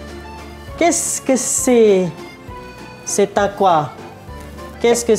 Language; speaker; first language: French; non-native, learner; Malay